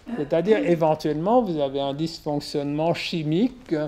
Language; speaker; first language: French; native; French